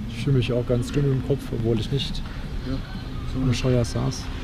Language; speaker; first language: German; native; German